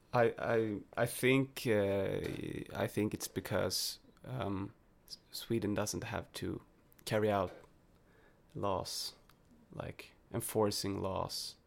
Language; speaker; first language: English; non-native, fluent; Swedish